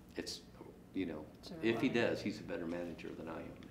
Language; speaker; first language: English; native; English